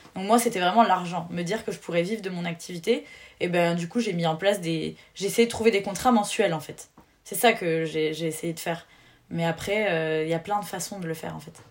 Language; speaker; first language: French; native; French